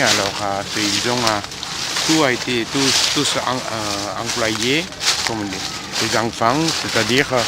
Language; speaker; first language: French; non-native, fluent; Korean